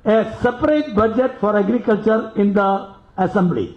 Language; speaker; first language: English; non-native, local second language; Malayalam